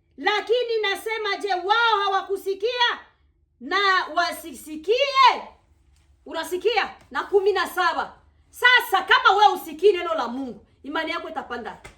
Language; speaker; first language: Swahili; native; Swahili